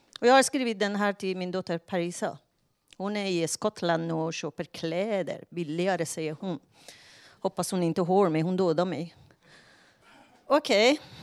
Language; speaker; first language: Swedish; non-native, fluent; Persian